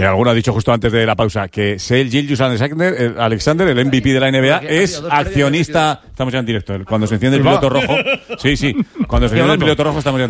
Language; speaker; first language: Spanish; native; Spanish